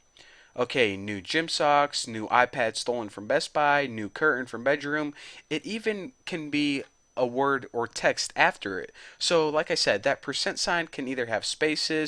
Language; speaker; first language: English; native; English